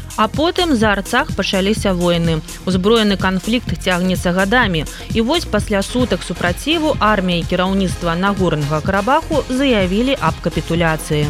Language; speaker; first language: Belarusian; native; Belarusian